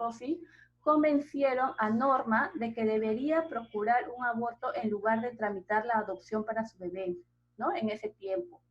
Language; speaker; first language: Spanish; native; Spanish